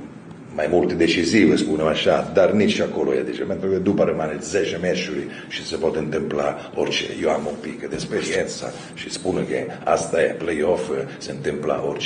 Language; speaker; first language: Romanian; non-native, fluent; Italian